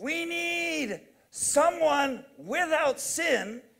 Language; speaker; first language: English; native; English